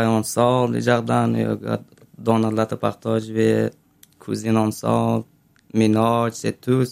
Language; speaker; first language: French; non-native, learner; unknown